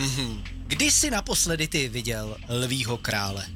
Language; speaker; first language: Czech; native; Czech